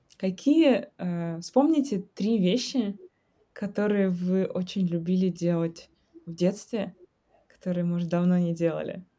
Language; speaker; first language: Russian; native; Russian